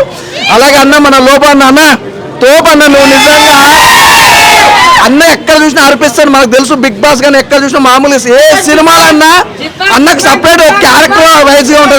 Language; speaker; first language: Telugu; native; Telugu